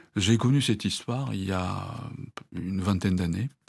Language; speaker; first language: French; non-native, fluent; Japanese